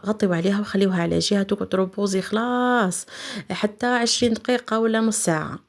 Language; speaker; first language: Arabic; native; Arabic